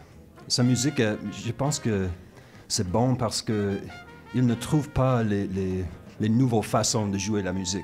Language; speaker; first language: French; non-native, local second language; English